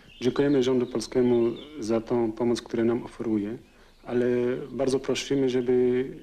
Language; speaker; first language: Polish; non-native, fluent; Arabic